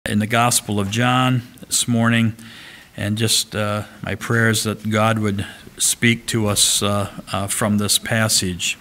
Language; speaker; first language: English; native; English